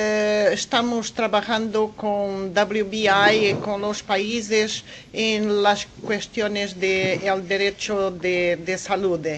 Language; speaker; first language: Spanish; non-native, fluent; Portuguese